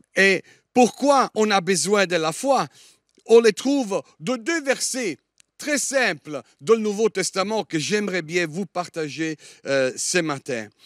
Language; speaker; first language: French; non-native, fluent; Italian